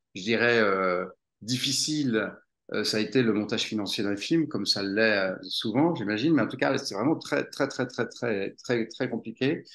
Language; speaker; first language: French; native; French